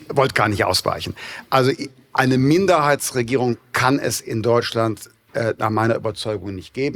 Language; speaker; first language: German; native; German